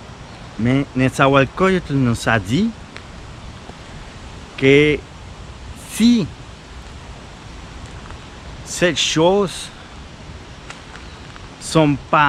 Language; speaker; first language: French; non-native, fluent; Spanish